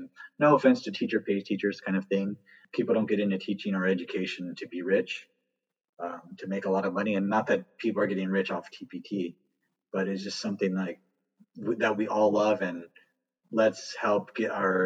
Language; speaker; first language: English; native; English